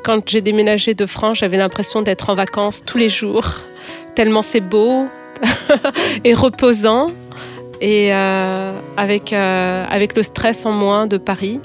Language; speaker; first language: French; native; French